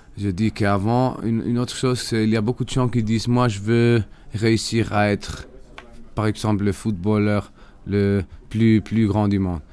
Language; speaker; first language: French; non-native, fluent; Spanish